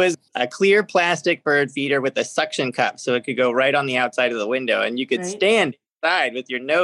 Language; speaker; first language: English; native; English